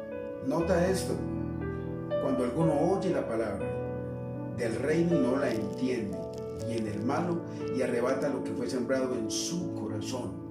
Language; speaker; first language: Spanish; native; Spanish